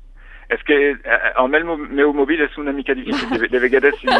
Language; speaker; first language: Catalan; non-native, fluent; French